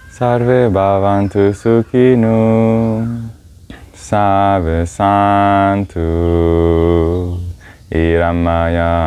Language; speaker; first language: Hindi; non-native, learner; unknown